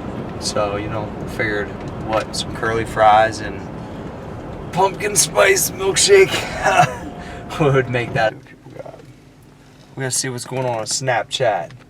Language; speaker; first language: English; native; English